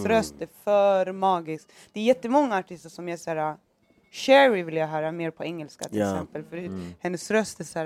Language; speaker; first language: Swedish; native; Swedish